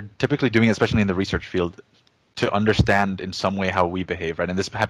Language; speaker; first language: English; early bilingual, other home language; Spanish